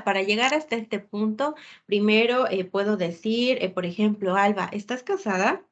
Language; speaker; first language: Spanish; native; Spanish